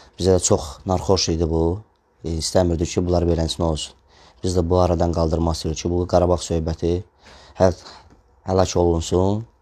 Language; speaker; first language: Azerbaijani; non-native, local second language; Russian